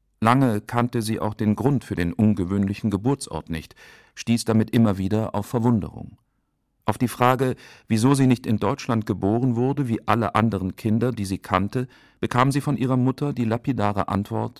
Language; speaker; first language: German; native; German